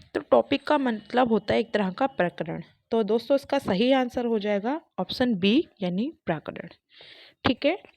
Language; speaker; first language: Hindi; native; Hindi